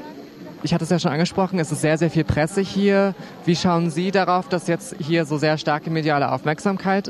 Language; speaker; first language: German; native; German